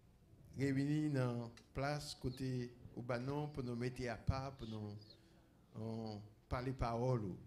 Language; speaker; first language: French; non-native, local second language; Haitian Creole